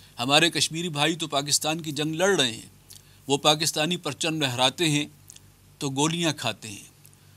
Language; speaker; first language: Urdu; native; Urdu